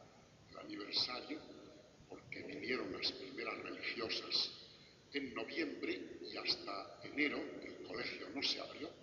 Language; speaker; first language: Spanish; native; Spanish